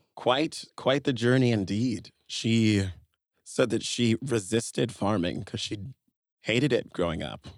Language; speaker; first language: English; native; English